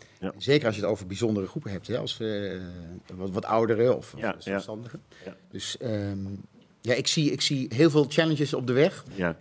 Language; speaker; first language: Dutch; native; Dutch